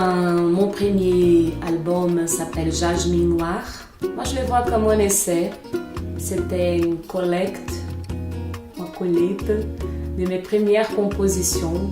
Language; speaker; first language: French; non-native, fluent; Portuguese